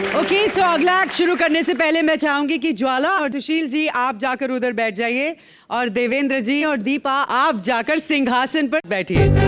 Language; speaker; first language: Hindi; native; Hindi